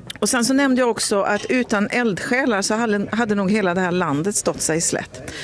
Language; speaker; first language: Swedish; native; Swedish